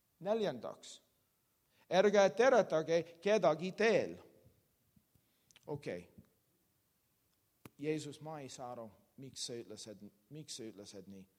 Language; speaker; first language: Estonian; non-native, learner; English